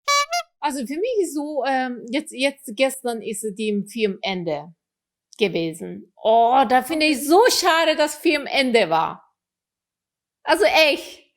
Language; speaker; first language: German; non-native, fluent; Korean